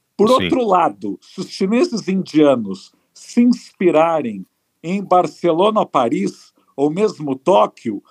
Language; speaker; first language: Portuguese; native; Portuguese